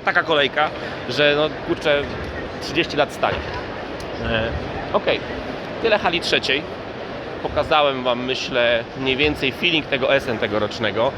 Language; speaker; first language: Polish; native; Polish